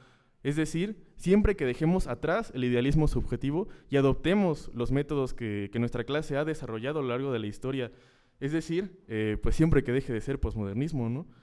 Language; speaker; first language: Spanish; native; Spanish